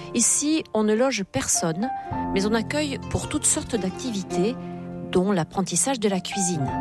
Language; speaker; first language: French; native; French